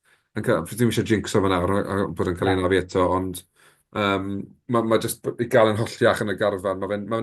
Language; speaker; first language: Welsh; native; Welsh